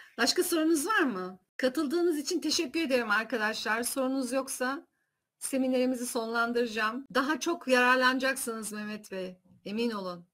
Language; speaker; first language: Turkish; early bilingual, heritage; Turkish